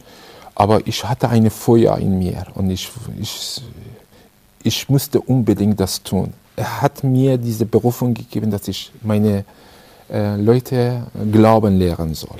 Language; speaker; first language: German; non-native, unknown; Persian